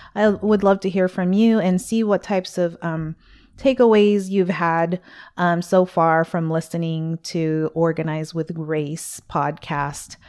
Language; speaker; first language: English; early bilingual, other home language; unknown